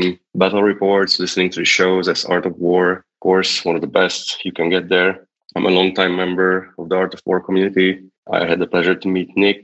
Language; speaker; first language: English; non-native, fluent; Hungarian